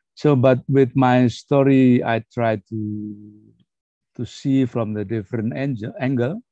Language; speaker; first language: English; non-native, fluent; Indonesian